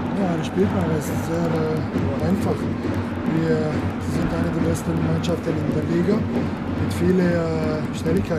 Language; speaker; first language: German; non-native, learner; English